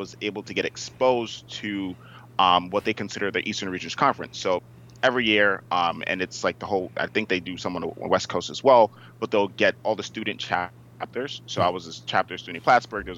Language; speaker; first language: English; native; English